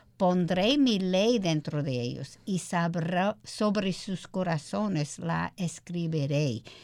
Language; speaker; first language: Spanish; early bilingual, heritage; English